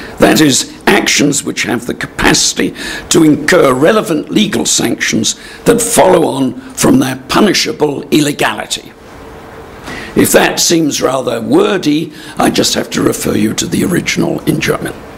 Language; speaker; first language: English; native; English